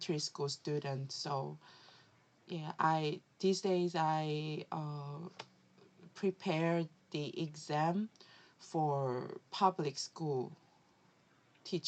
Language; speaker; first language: English; non-native, learner; Korean